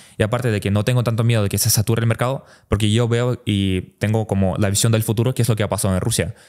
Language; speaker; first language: Spanish; early bilingual, other home language; Russian